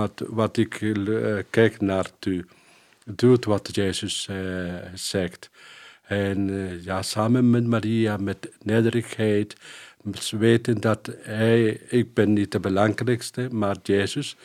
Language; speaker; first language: Dutch; non-native, fluent; Spanish